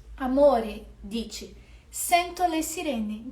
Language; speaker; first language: Italian; non-native, fluent; Portuguese